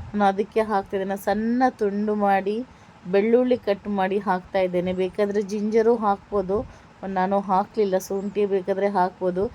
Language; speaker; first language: Kannada; non-native, local second language; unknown